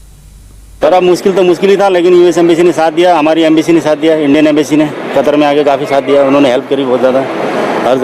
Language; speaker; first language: Hindi; non-native, learner; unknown